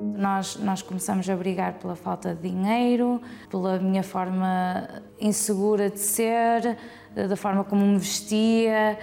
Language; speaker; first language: Portuguese; early bilingual, heritage; English